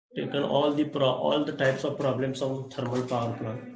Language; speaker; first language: English; non-native, local second language; Marathi